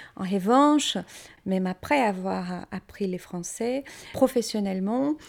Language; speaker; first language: French; non-native, fluent; Portuguese